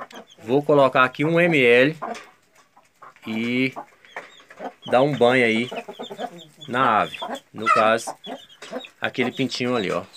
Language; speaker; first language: Portuguese; native; Portuguese